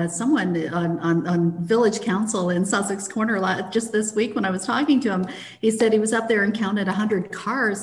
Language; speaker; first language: English; native; English